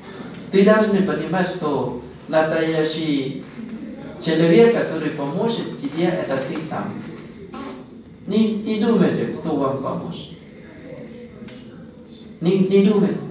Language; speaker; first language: Russian; non-native, learner; Thai